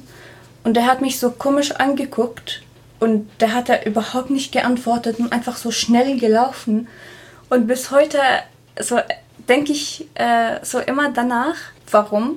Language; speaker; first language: German; non-native, fluent; Arabic